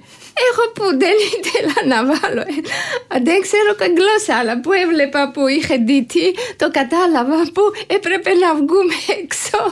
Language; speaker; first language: Greek; non-native, learner; Georgian